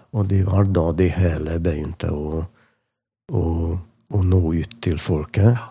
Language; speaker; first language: Norwegian; non-native, fluent; Hungarian